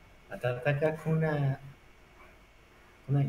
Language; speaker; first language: Japanese; non-native, learner; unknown